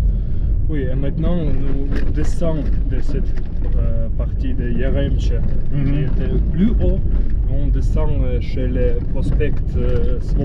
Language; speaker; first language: French; non-native, learner; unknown